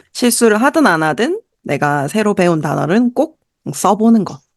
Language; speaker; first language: Korean; native; Korean